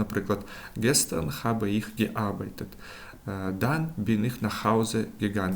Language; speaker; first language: German; non-native, fluent; Ukrainian